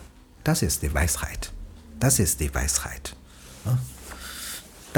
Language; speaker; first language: German; non-native, learner; Chinese